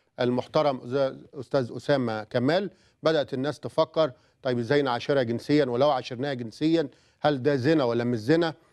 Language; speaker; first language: Arabic; native; Arabic